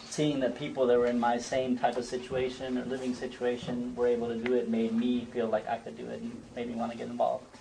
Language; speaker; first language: English; non-native, fluent; Spanish